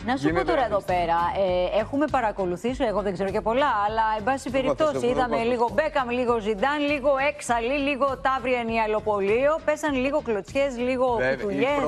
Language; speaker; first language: Greek; native; Greek